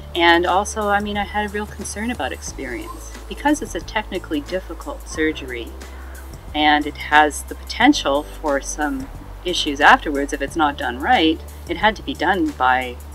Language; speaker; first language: English; native; English